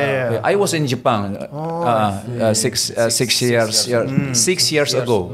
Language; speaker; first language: English; non-native, learner; Indonesian